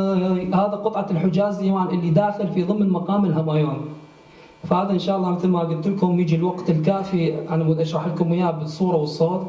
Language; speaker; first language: Arabic; native; Arabic